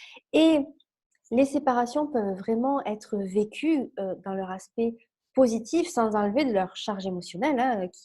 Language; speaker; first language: French; native; French